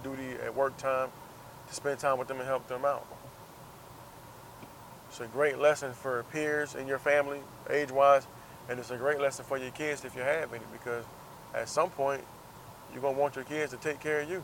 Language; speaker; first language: English; native; English